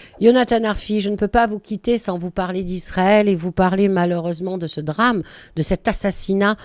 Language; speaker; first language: French; native; French